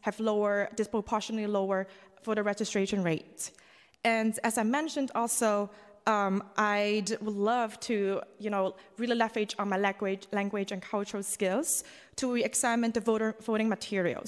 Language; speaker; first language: English; non-native, local second language; Cantonese